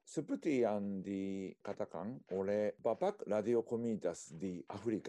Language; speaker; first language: Indonesian; non-native, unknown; Japanese